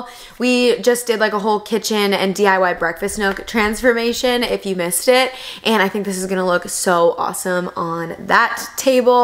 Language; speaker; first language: English; native; English